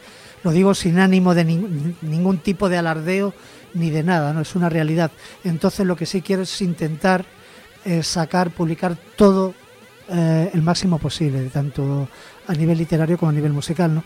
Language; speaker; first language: Spanish; native; Spanish